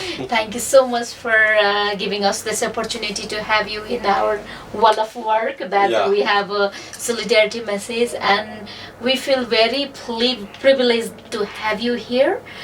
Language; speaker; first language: English; non-native, fluent; Nepali